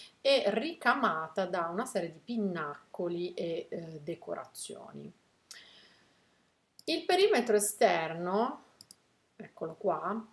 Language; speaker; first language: Italian; native; Italian